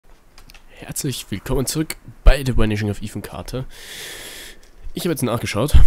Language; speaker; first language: German; native; German